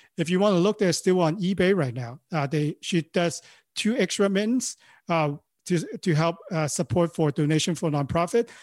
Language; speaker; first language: English; non-native, local second language; Cantonese